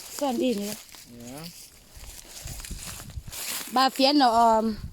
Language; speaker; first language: Danish; non-native, learner; Thai